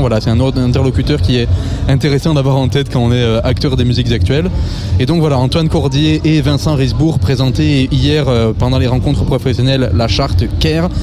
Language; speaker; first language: French; native; French